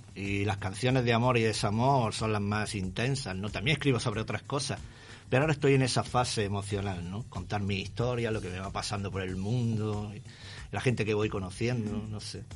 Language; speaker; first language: Spanish; native; Spanish